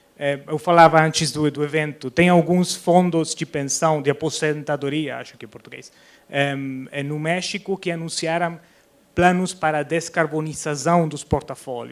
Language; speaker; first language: Portuguese; non-native, fluent; Spanish